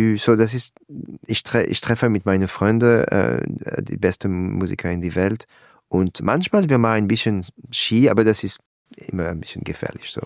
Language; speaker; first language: German; non-native, learner; French